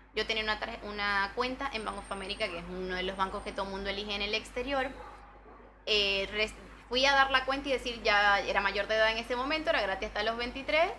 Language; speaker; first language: Spanish; native; Spanish